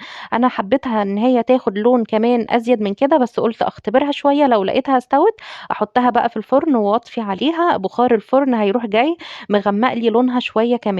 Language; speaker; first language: Arabic; native; Arabic